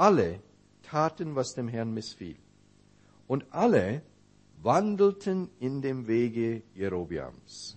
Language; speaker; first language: German; non-native, fluent; English